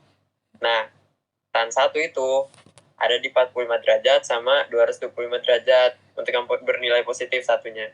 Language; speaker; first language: Indonesian; native; Indonesian